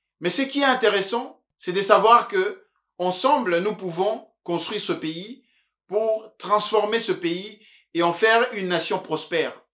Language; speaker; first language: French; non-native, local second language; Luba-Lulua